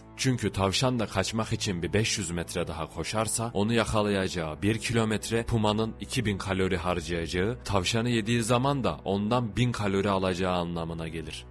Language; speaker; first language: Turkish; native; Turkish